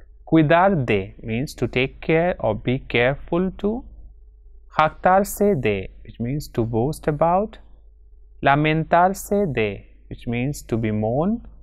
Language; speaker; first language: English; non-native, local second language; Hindi